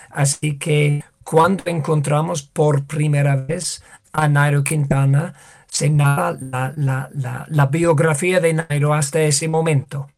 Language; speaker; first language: Spanish; non-native, fluent; English